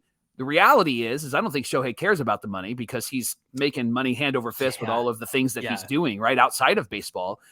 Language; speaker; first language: English; native; English